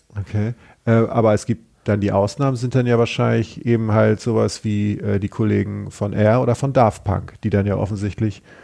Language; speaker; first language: German; native; German